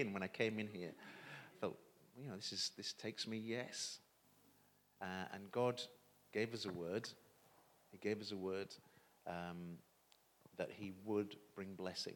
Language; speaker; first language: English; native; English